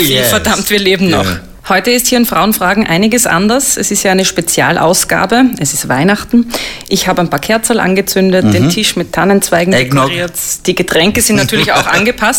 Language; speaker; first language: German; native; German